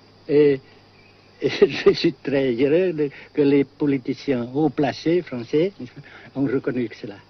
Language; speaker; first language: French; non-native, fluent; Vietnamese